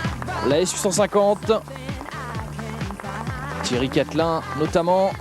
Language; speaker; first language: French; native; French